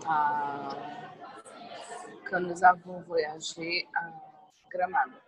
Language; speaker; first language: French; non-native, learner; Portuguese